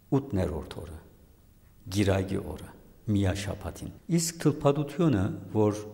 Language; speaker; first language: Armenian; native; Armenian